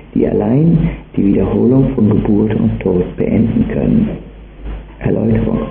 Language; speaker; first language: German; native; German